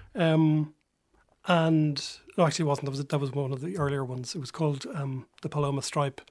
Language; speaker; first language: English; native; English